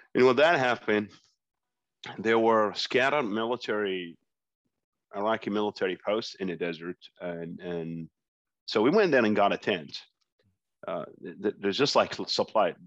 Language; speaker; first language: English; non-native, fluent; Arabic